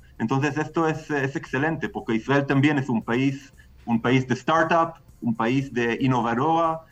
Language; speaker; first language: Spanish; non-native, fluent; Hebrew